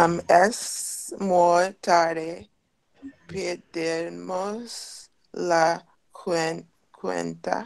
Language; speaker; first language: Spanish; non-native, learner; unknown